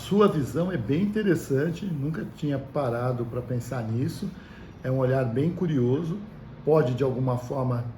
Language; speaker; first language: Portuguese; native; Portuguese